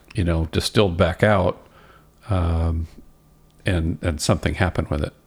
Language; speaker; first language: English; native; English